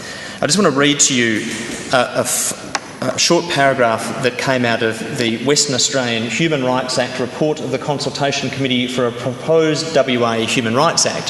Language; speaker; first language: English; native; English